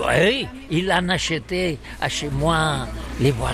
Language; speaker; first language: French; non-native, learner; Catalan